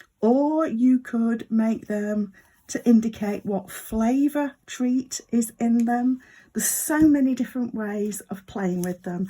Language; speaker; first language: English; native; English